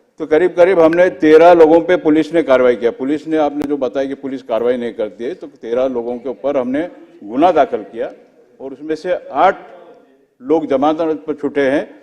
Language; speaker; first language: Hindi; non-native, local second language; Marathi